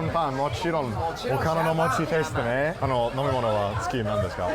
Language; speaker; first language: Japanese; non-native, learner; English